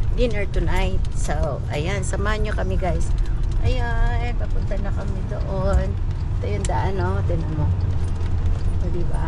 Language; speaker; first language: Filipino; non-native, local second language; Cebuano